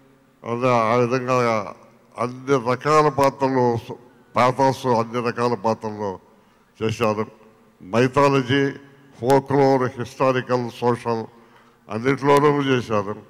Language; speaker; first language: Telugu; native; Telugu